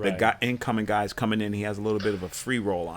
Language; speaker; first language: English; native; English